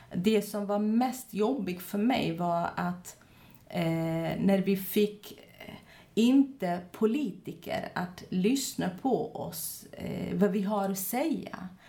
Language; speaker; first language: Swedish; non-native, fluent; Kurdish